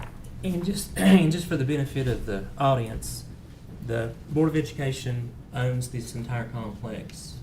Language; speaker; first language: English; native; English